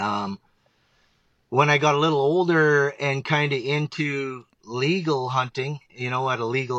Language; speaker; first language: English; native; English